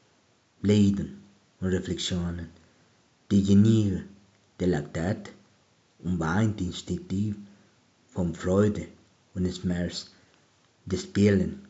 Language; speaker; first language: German; non-native, learner; Spanish